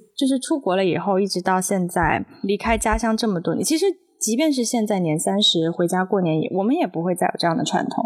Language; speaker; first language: Chinese; native; Chinese